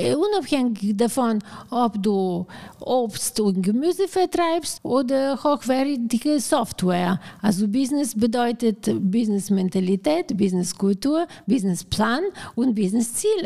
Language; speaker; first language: German; non-native, fluent; Bulgarian